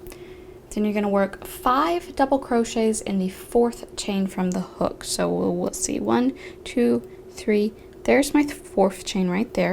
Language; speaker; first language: English; native; English